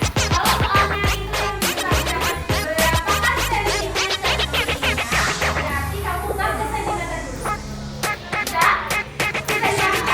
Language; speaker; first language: Indonesian; native; Indonesian